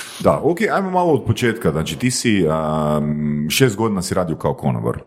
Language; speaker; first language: Croatian; native; Croatian